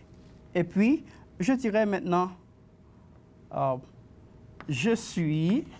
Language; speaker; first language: French; non-native, fluent; Spanish